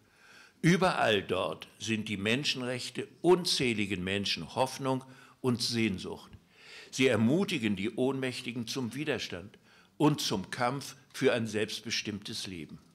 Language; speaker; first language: German; native; German